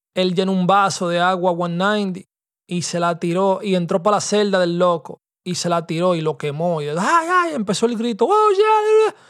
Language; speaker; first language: Spanish; early bilingual, heritage; Spanish